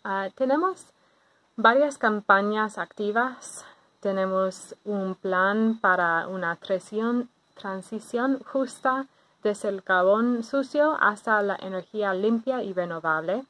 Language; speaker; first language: Spanish; non-native, fluent; English